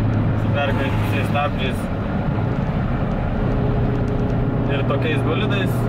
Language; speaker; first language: Lithuanian; native; Lithuanian